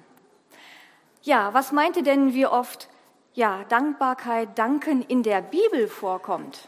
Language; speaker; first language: German; native; German